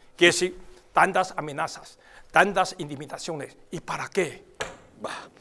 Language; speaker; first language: Spanish; non-native, fluent; Chinese